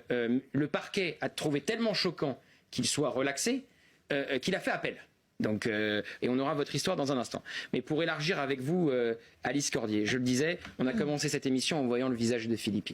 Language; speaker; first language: French; native; French